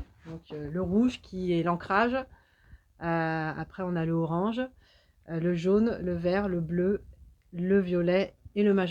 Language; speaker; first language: French; native; French